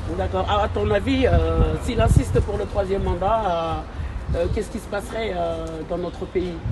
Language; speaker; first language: French; non-native, local second language; Wolof